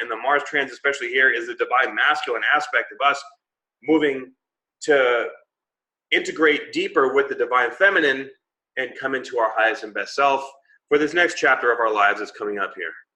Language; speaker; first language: English; native; English